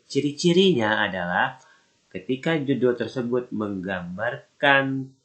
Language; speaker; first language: Indonesian; native; Indonesian